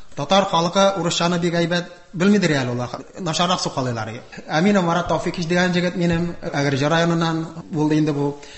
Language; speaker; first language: Tatar; non-native, local second language; Udmurt